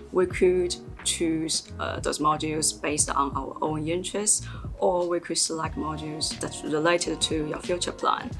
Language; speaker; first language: English; non-native, fluent; Chinese